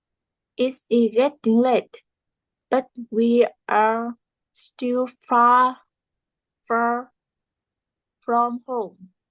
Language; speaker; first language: English; non-native, learner; Vietnamese